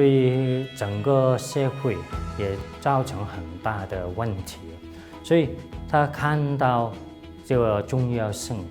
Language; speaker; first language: Chinese; non-native, local second language; Cantonese